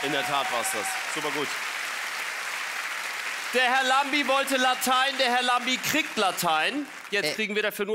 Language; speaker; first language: German; native; German